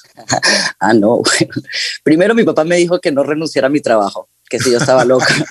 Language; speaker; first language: Spanish; native; Spanish